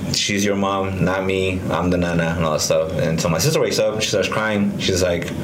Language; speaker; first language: English; early bilingual, other home language; Spanish